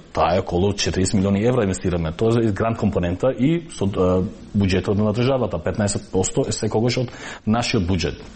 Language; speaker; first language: Macedonian; non-native, local second language; Albanian